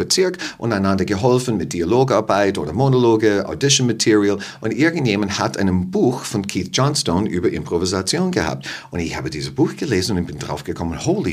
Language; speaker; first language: German; non-native, fluent; English